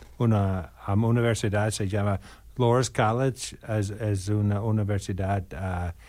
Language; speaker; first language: Spanish; non-native, learner; English